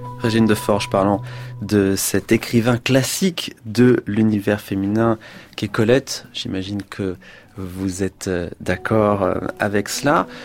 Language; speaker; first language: French; native; French